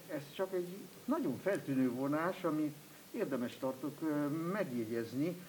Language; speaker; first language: Hungarian; non-native, fluent; German